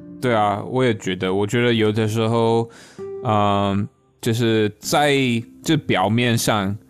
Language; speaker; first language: Chinese; non-native, fluent; English